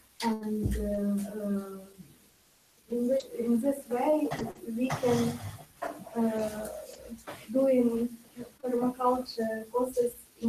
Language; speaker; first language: English; non-native, learner; Ukrainian